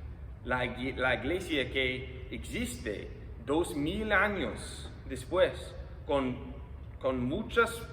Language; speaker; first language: Spanish; non-native, fluent; English